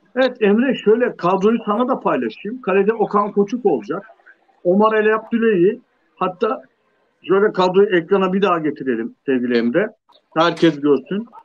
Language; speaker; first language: Turkish; native; Turkish